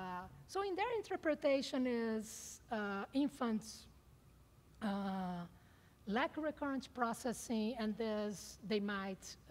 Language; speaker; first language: English; non-native, fluent; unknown